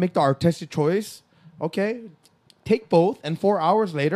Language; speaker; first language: English; native; English